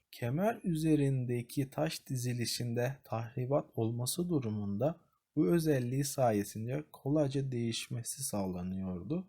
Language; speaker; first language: Turkish; native; Turkish